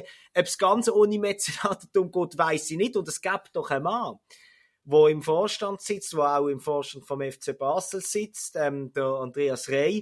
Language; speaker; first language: German; native; German